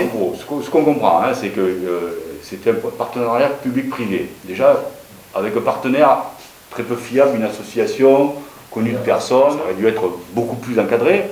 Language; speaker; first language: French; native; French